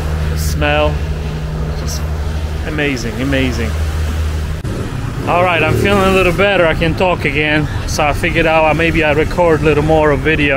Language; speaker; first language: English; non-native, fluent; Polish